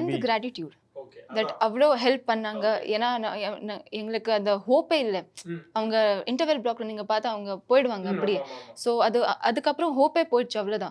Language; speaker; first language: Tamil; non-native, fluent; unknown